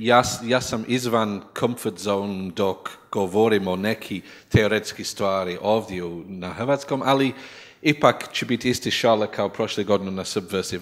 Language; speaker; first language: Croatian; non-native, learner; English